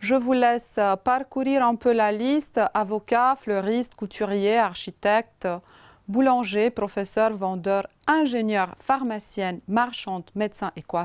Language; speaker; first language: French; non-native, fluent; Romanian